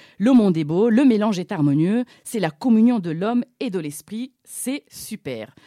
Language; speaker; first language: French; non-native, fluent; Italian